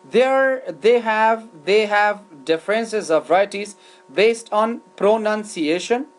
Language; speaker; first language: English; non-native, fluent; Persian